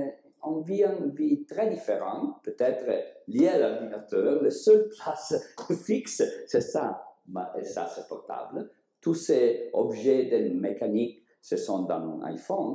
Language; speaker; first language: French; non-native, learner; Italian